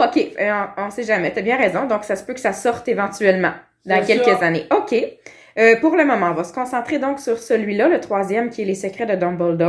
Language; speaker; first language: French; native; French